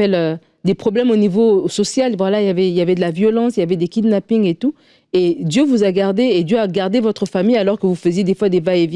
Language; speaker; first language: French; native; French